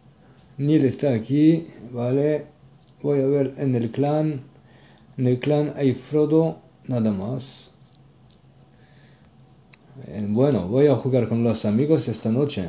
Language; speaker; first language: Spanish; non-native, learner; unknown